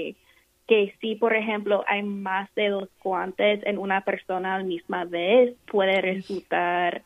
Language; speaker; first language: Spanish; non-native, fluent; English